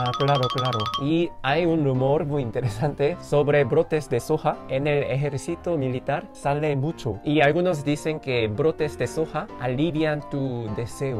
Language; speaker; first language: Spanish; non-native, fluent; Korean